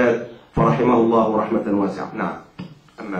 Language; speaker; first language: Arabic; native; Arabic